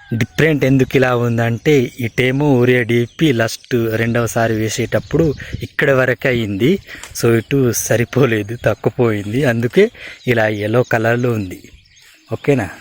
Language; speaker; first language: Telugu; non-native, local second language; Gondi